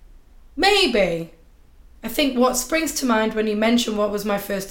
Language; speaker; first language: English; native; English